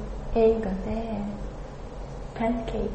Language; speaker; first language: Japanese; non-native, learner; Russian